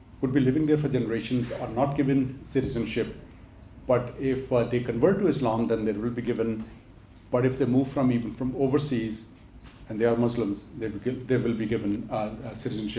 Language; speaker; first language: English; non-native, local second language; Urdu